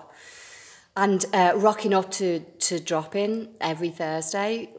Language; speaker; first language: English; native; English